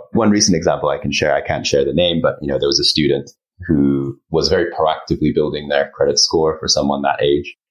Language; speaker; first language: English; early bilingual, other home language; Japanese